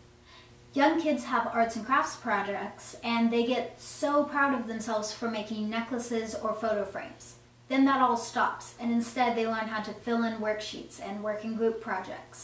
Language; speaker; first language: English; native; English